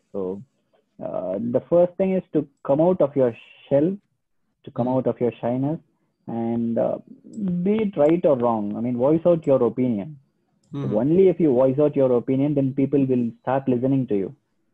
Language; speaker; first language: English; non-native, local second language; Tamil